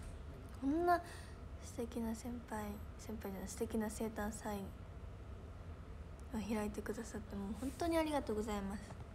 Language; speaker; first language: Japanese; native; Japanese